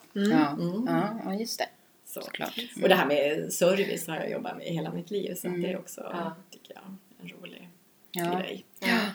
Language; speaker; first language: Swedish; native; Swedish